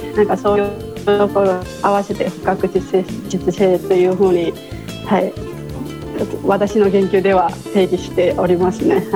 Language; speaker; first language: Japanese; non-native, fluent; Chinese